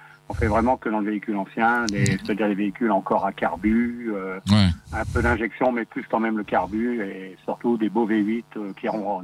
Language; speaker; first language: French; native; French